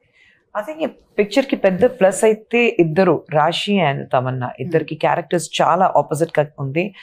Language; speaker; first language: Telugu; non-native, fluent; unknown